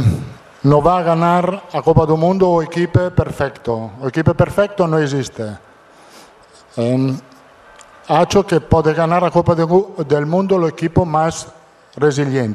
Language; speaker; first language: Portuguese; non-native, fluent; Italian